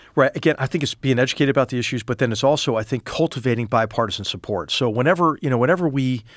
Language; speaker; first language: English; native; English